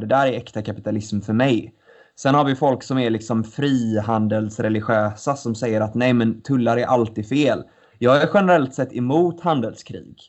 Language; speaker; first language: Swedish; native; Swedish